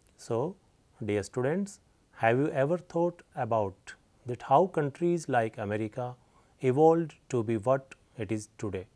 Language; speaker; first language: English; non-native, local second language; Hindi